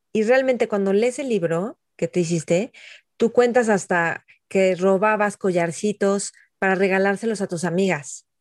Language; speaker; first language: Spanish; native; Spanish